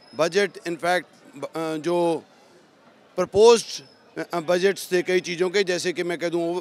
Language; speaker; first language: Hindi; non-native, local second language; Punjabi